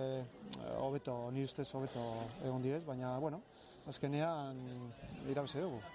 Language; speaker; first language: Basque; non-native, local second language; Spanish